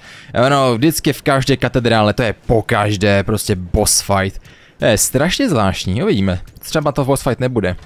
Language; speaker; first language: Czech; native; Czech